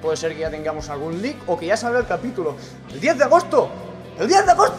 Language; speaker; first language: Spanish; native; Spanish